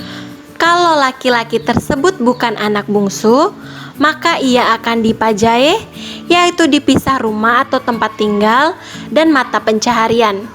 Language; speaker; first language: Indonesian; native; Indonesian